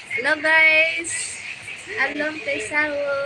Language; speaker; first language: Hindi; non-native, local second language; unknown